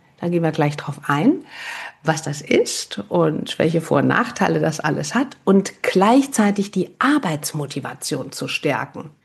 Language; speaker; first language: German; native; German